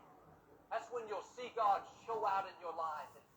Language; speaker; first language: English; native; English